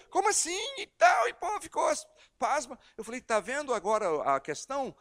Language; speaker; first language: Portuguese; non-native, fluent; English